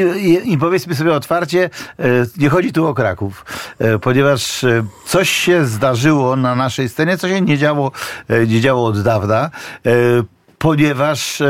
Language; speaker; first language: Polish; native; Polish